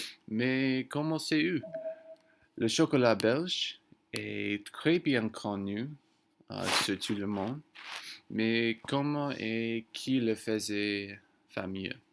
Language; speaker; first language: French; non-native, learner; English